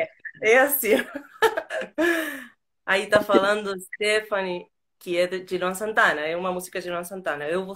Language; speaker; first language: Portuguese; non-native, fluent; Spanish